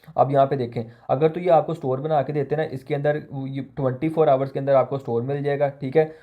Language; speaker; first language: Urdu; non-native, local second language; Punjabi